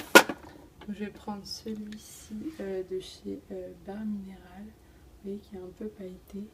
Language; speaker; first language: French; native; French